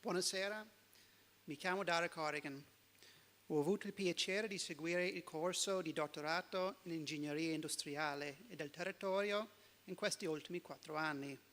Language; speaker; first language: Italian; non-native, fluent; English